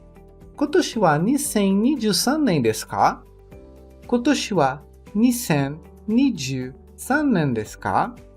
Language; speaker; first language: Japanese; non-native, learner; Portuguese